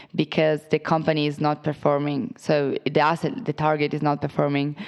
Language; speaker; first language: English; non-native, fluent; Italian